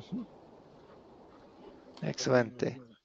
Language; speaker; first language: Spanish; non-native, fluent; English